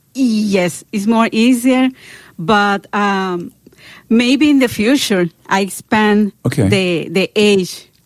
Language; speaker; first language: English; non-native, learner; Spanish